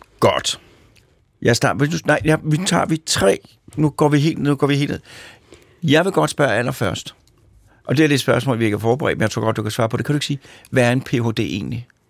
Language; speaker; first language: Danish; native; Danish